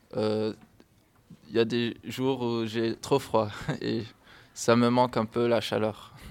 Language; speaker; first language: French; non-native, fluent; English